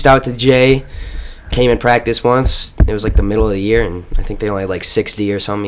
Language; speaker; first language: English; native; English